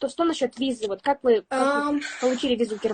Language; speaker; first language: Russian; native; Russian